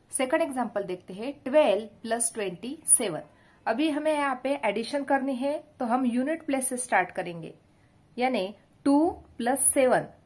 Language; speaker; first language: Hindi; non-native, local second language; Marathi